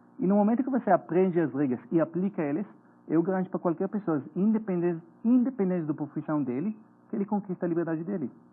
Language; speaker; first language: Portuguese; non-native, fluent; Hebrew